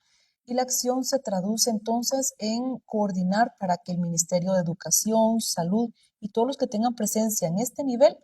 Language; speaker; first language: Spanish; native; Spanish